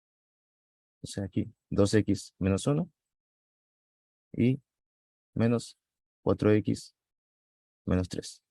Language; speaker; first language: Spanish; native; Spanish